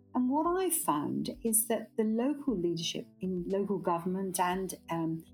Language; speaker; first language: English; native; English